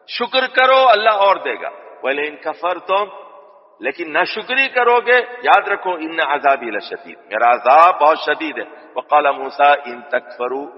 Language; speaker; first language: Urdu; native; Urdu